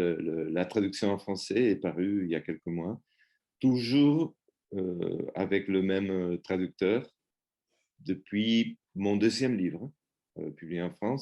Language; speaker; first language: French; non-native, fluent; Spanish